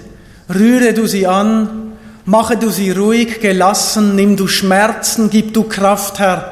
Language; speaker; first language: German; native; German